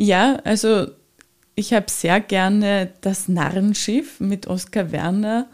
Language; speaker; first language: German; native; German